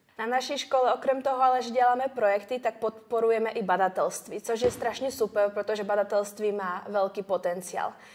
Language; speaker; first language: Czech; native; Czech